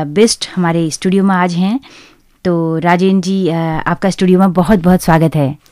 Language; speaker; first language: Hindi; native; Hindi